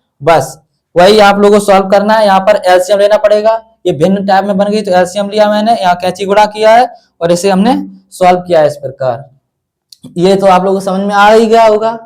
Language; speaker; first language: Hindi; native; Hindi